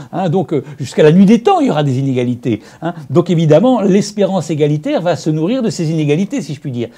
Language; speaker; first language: French; native; French